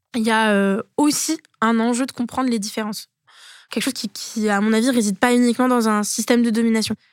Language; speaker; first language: French; native; French